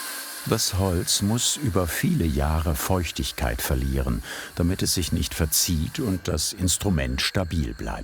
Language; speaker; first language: German; native; German